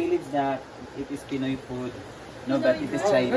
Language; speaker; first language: English; non-native, learner; Cebuano